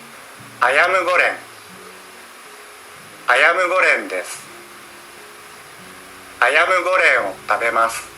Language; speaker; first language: Japanese; non-native, learner; Indonesian